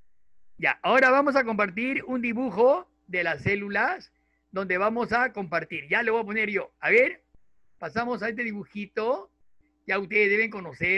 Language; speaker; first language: Spanish; native; Spanish